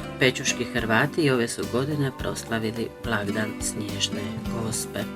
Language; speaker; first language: Bosnian; early bilingual, heritage; Croatian